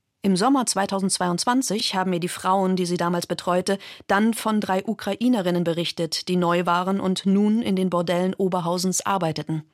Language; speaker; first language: German; native; German